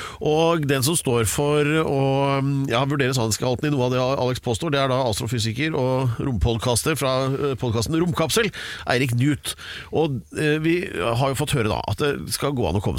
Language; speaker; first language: Norwegian; native; Norwegian